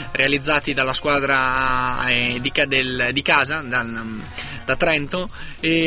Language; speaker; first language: Italian; native; Italian